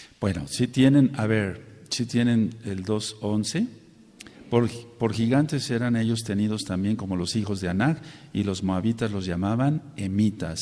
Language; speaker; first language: Spanish; native; Spanish